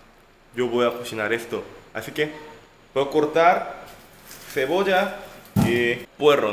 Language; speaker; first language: Spanish; non-native, learner; Korean